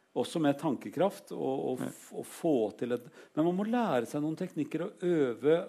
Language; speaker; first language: Norwegian; native; Norwegian